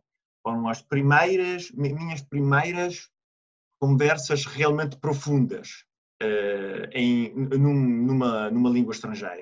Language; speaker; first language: Portuguese; non-native, fluent; Italian